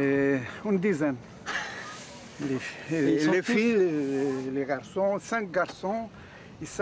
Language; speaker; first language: French; non-native, fluent; Portuguese